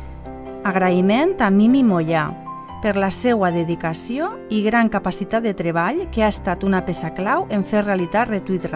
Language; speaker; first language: Catalan; native; Catalan